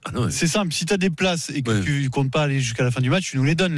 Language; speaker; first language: French; native; French